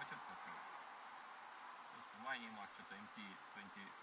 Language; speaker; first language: Japanese; non-native, learner; Russian